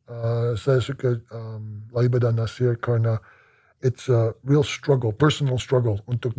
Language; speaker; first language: Indonesian; non-native, learner; English